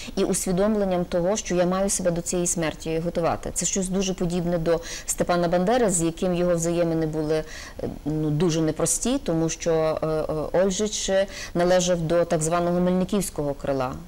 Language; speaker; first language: Ukrainian; native; Ukrainian